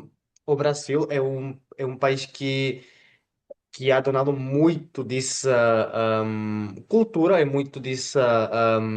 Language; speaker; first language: Portuguese; non-native, fluent; Spanish